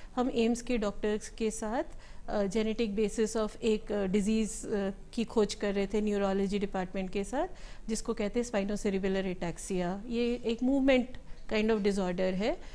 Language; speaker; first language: Hindi; native; Hindi